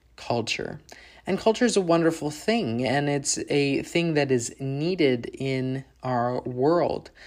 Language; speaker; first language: English; native; English